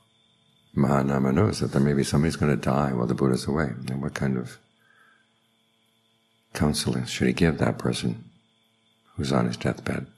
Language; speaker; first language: English; native; English